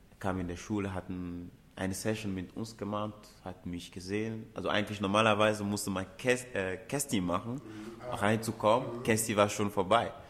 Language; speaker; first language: German; non-native, fluent; Ewe